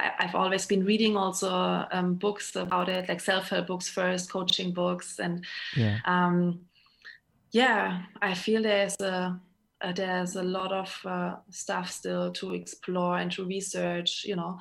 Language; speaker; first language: English; non-native, fluent; German